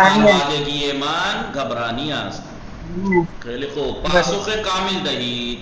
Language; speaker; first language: Persian; non-native, fluent; Urdu